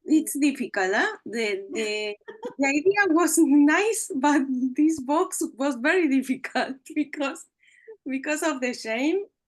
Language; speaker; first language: English; non-native, learner; Spanish